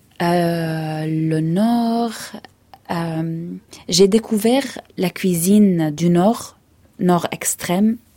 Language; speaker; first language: French; non-native, fluent; Arabic